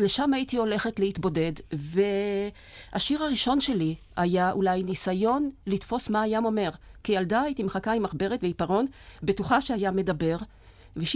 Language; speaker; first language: Hebrew; non-native, local second language; French